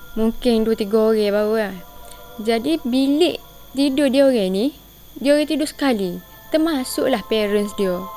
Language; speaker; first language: Malay; native; Malay